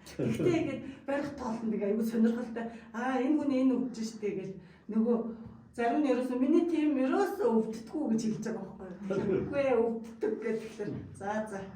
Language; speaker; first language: Mongolian; native; Mongolian